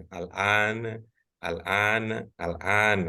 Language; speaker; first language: Arabic; non-native, fluent; Indonesian